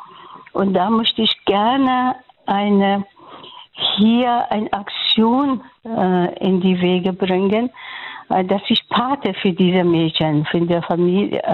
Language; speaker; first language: German; non-native, fluent; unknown